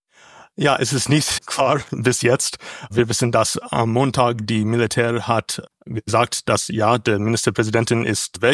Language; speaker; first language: German; non-native, learner; English